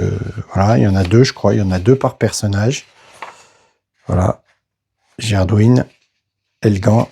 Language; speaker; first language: French; native; French